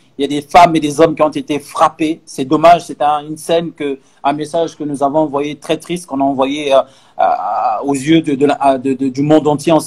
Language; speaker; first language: French; non-native, local second language; Lingala